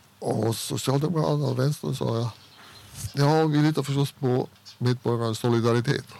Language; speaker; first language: Swedish; non-native, fluent; German